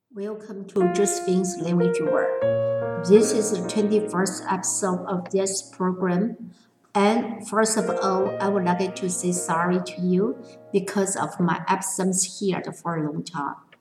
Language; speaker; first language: English; non-native, fluent; Chinese